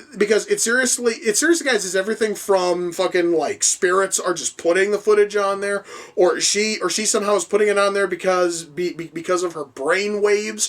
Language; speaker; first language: English; native; English